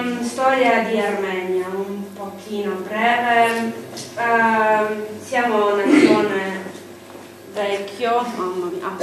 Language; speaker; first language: Italian; non-native, learner; Armenian